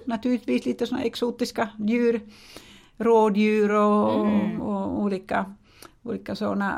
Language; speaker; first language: Swedish; non-native, fluent; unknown